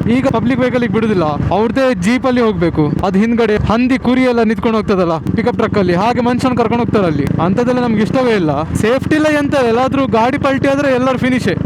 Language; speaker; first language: Kannada; non-native, local second language; Tulu